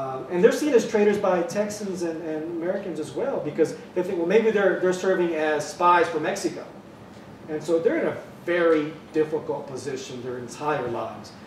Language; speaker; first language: English; native; English